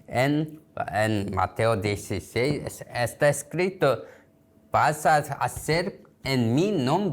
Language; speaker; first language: Spanish; non-native, learner; Korean